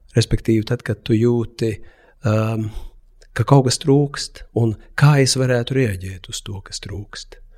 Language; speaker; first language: Latvian; native; Latvian